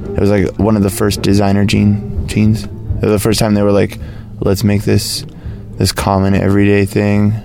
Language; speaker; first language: English; native; English